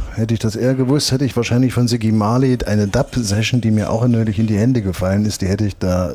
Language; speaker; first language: German; native; German